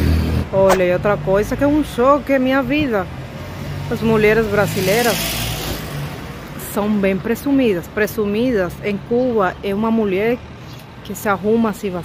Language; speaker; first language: Portuguese; non-native, fluent; Spanish